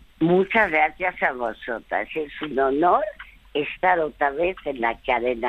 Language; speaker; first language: Spanish; early bilingual, other home language; French